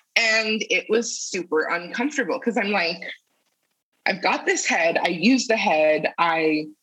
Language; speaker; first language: English; native; English